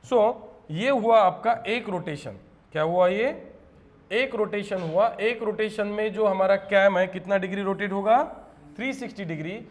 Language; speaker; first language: Hindi; non-native, local second language; Marathi